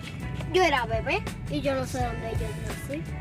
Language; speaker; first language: Spanish; early bilingual, other home language; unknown